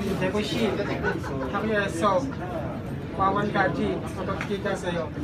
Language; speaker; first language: Korean; non-native, learner; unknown